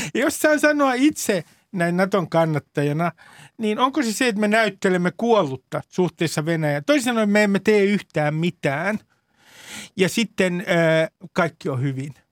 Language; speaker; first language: Finnish; native; Finnish